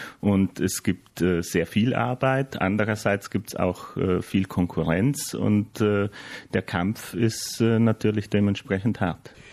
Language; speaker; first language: German; native; German